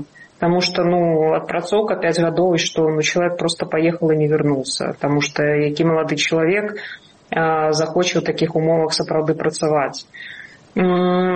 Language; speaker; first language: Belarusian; non-native, local second language; Russian